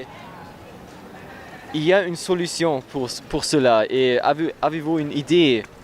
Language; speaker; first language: French; non-native, learner; German